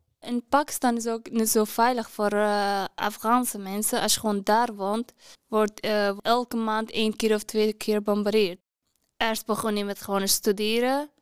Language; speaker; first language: Dutch; non-native, learner; Persian